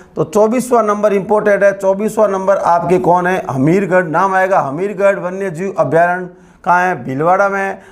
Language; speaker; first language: Hindi; native; Hindi